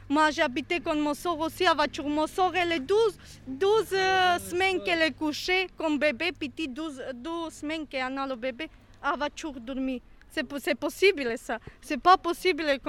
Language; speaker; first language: French; non-native, learner; Serbian